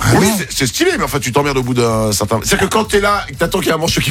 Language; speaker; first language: French; native; French